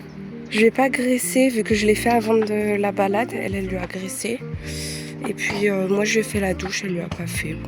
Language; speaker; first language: French; native; French